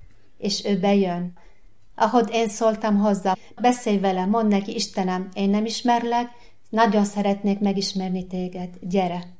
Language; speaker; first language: Hungarian; non-native, learner; Arabic